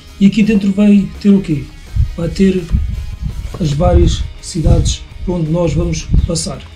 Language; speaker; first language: Portuguese; native; Portuguese